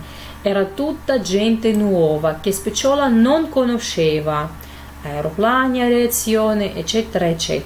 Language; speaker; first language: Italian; non-native, fluent; Russian